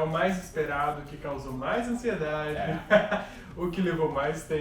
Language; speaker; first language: Portuguese; native; Portuguese